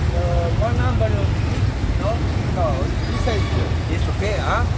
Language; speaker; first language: English; non-native, learner; Slovenian